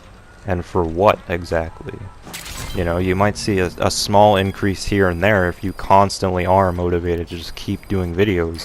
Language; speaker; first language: English; native; English